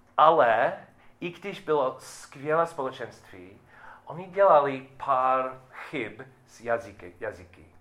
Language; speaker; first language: Czech; non-native, learner; English